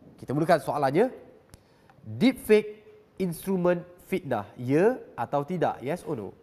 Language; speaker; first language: Malay; native; Malay